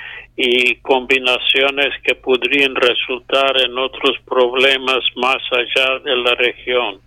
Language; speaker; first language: Spanish; non-native, fluent; English